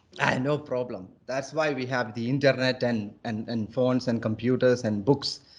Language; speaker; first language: English; non-native, local second language; Malayalam